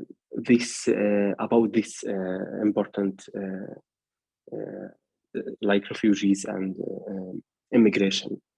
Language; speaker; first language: English; non-native, learner; Arabic